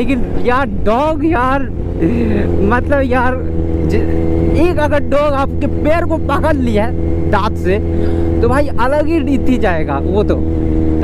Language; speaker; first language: Hindi; native; Hindi